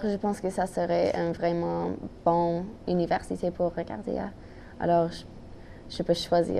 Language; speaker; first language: French; non-native, local second language; English